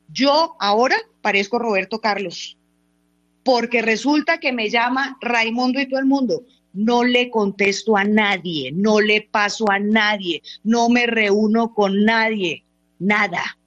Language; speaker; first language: Spanish; native; Spanish